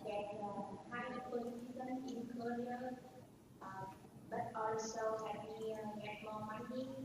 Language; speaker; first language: English; non-native, learner; Vietnamese